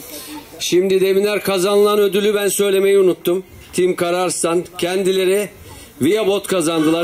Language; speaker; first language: Turkish; native; Turkish